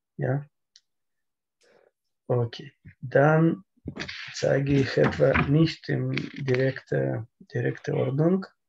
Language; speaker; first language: German; non-native, learner; Russian